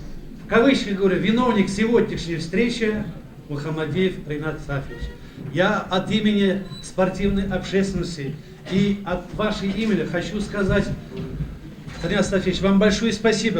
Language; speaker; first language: Russian; non-native, local second language; Tatar